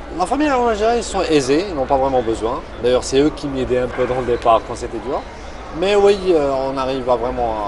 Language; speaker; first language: French; non-native, local second language; Arabic